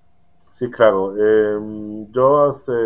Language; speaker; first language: Spanish; non-native, learner; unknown